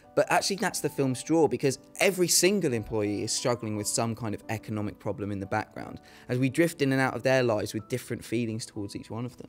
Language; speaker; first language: English; native; English